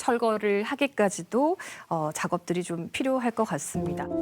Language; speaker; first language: Korean; native; Korean